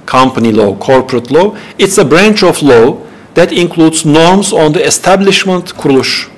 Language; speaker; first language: English; non-native, fluent; Turkish